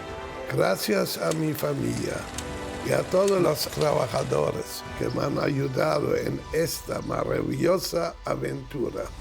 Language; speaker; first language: Spanish; non-native, fluent; German